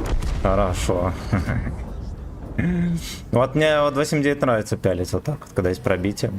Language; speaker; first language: Russian; native; Russian